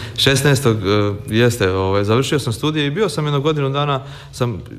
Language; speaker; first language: Serbian; native; Serbian